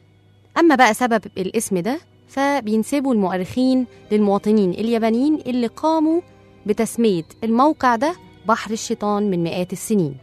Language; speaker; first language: Arabic; native; Arabic